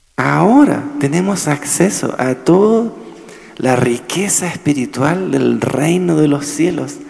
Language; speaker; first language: Spanish; native; Spanish